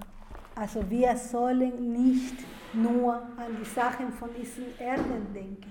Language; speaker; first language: German; non-native, fluent; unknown